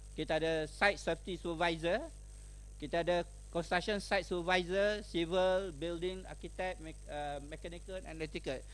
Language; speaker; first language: English; non-native, local second language; Malay